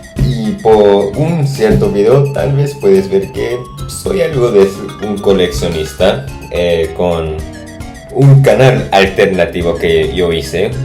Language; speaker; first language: Spanish; non-native, fluent; English